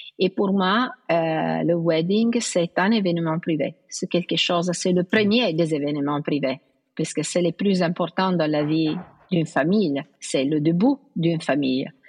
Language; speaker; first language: French; non-native, fluent; Italian